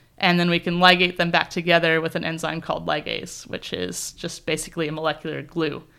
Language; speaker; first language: English; native; English